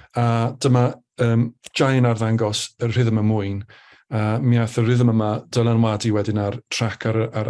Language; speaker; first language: Welsh; native; Welsh